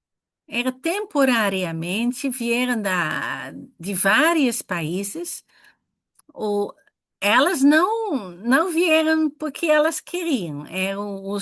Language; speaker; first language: Portuguese; non-native, fluent; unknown